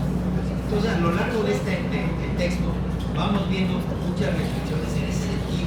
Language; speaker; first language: Spanish; native; Spanish